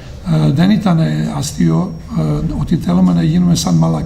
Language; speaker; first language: Greek; non-native, fluent; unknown